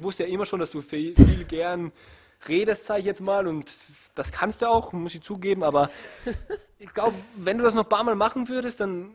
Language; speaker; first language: German; native; German